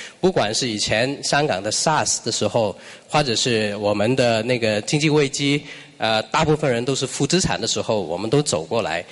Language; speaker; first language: Chinese; non-native, local second language; Cantonese